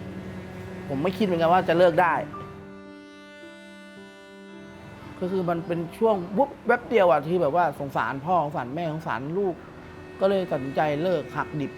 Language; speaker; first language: Thai; native; Thai